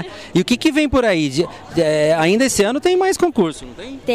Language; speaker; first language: Portuguese; native; Portuguese